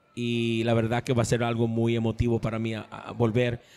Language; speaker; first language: Spanish; early bilingual, heritage; Spanish